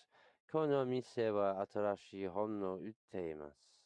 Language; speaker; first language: Japanese; non-native, learner; English